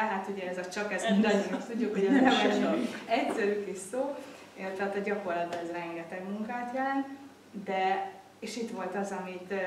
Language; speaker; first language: Hungarian; native; Hungarian